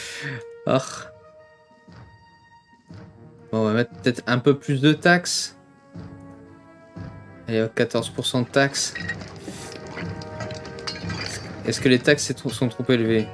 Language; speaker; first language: French; native; French